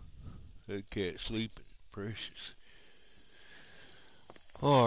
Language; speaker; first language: English; native; English